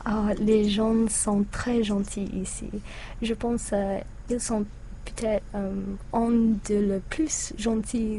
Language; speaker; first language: French; non-native, learner; English